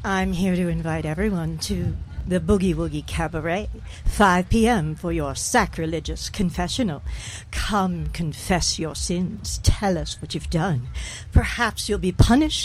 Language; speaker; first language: English; native; English